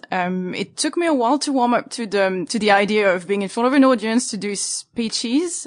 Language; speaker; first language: English; non-native, fluent; French